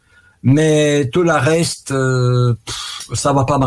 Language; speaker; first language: French; non-native, learner; Russian